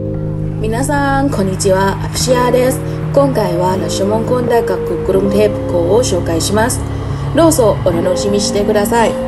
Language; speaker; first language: Japanese; non-native, learner; Thai